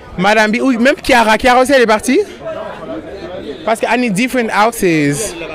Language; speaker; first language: French; native; French